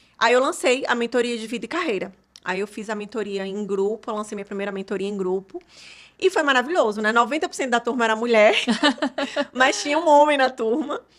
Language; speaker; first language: Portuguese; native; Portuguese